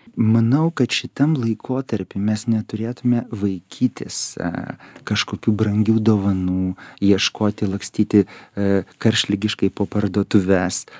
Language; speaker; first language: Lithuanian; native; Lithuanian